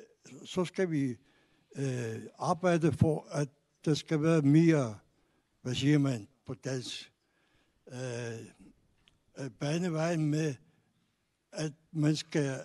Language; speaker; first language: Danish; non-native, local second language; Kalaallisut